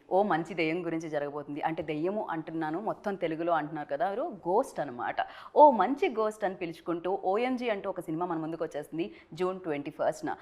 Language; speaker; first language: Telugu; native; Telugu